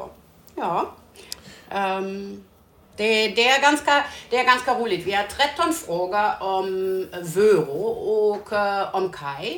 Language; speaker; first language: Swedish; non-native, learner; German